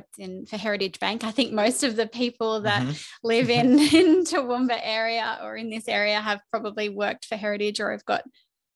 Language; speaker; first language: English; native; English